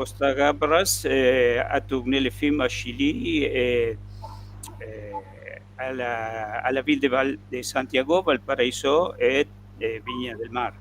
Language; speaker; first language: French; non-native, fluent; Spanish